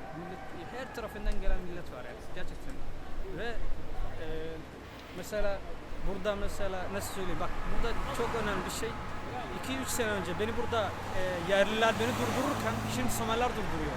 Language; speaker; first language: Turkish; non-native, fluent; Somali